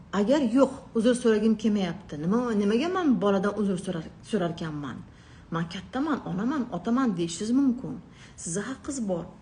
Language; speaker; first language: Uzbek; non-native, local second language; Russian